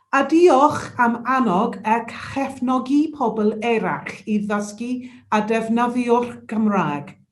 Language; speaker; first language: Welsh; non-native, local second language; English